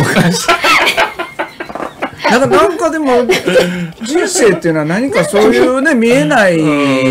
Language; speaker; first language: Japanese; native; Japanese